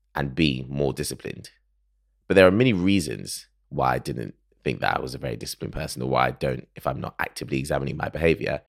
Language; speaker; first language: English; early bilingual, other home language; Akan